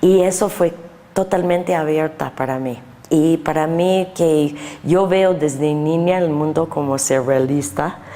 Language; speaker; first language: Spanish; non-native, learner; English